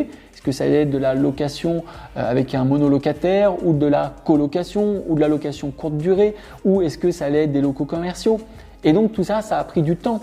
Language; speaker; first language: French; native; French